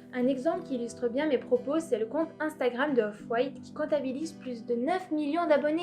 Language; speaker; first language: French; native; French